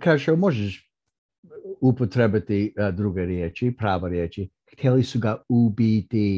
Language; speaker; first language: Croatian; early bilingual, heritage; English